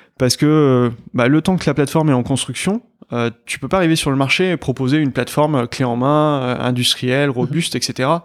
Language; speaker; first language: French; native; French